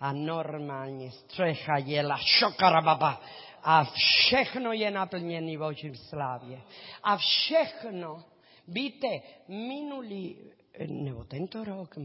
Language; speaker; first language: Czech; non-native, learner; Spanish